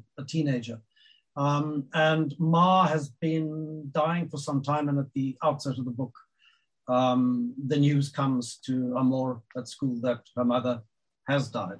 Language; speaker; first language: English; native; English